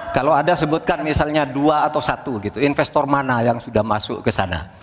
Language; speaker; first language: Indonesian; native; Indonesian